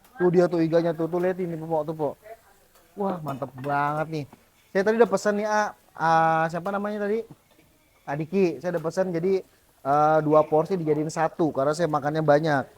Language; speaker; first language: Indonesian; native; Indonesian